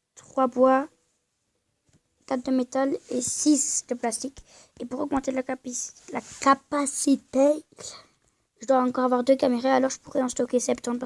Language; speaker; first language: French; native; French